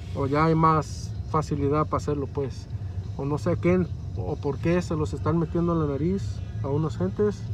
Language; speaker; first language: Spanish; early bilingual, heritage; Spanish